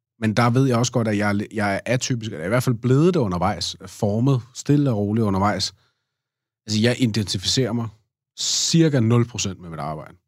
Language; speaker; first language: Danish; native; Danish